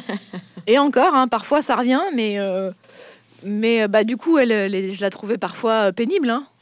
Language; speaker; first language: French; native; French